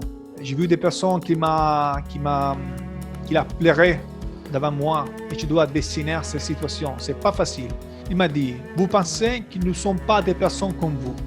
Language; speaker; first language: French; non-native, learner; Italian